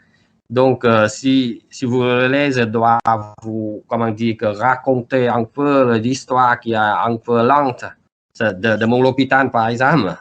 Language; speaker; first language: French; non-native, learner; Vietnamese